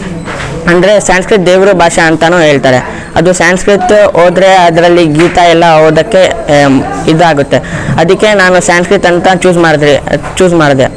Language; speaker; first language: Kannada; non-native, local second language; Urdu